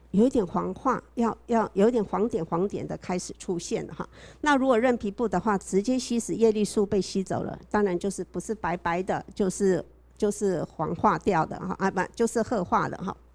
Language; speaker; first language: Chinese; native; Chinese